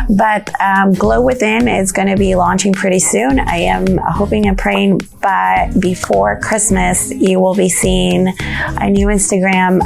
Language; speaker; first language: English; non-native, fluent; Spanish